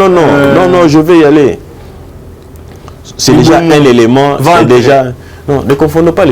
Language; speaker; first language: French; non-native, local second language; Lingala